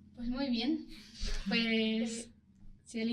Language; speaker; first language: Spanish; native; Spanish